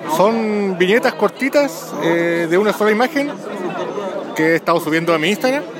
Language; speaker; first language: Spanish; native; Spanish